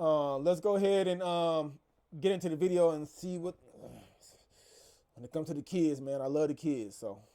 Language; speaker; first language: English; native; English